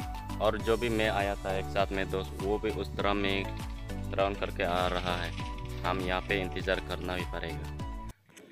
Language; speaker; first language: Hindi; non-native, local second language; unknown